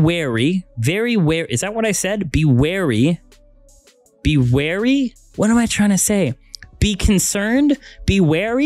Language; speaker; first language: English; native; English